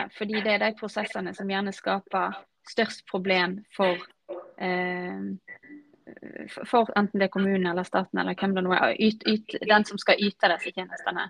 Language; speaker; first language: Norwegian; native; Norwegian